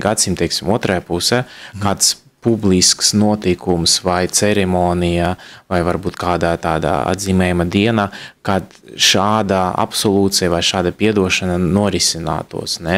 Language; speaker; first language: Latvian; non-native, local second language; Russian